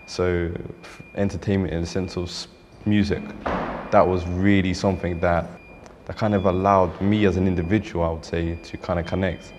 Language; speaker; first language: English; native; English